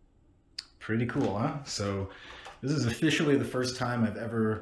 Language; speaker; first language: English; native; English